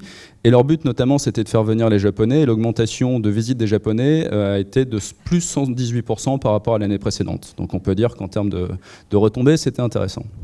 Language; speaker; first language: French; native; French